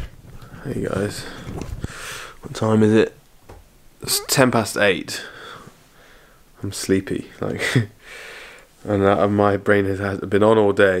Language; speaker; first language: English; native; English